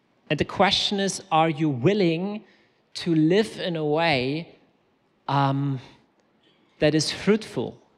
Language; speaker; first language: English; non-native, fluent; German